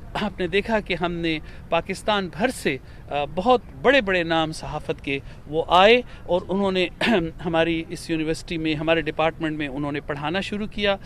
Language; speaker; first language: Urdu; non-native, local second language; Pashto